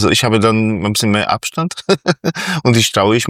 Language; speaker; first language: German; non-native, fluent; Polish